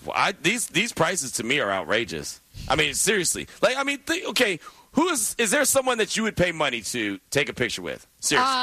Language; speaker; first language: English; native; English